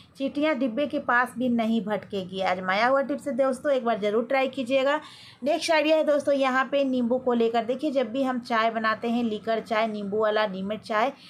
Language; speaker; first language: Hindi; native; Hindi